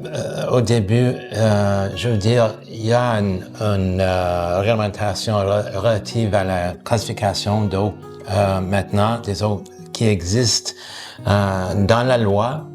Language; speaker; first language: French; non-native, local second language; English